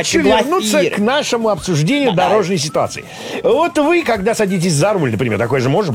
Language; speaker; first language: Russian; native; Russian